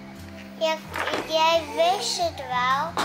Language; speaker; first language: Dutch; early bilingual, other home language; Indonesian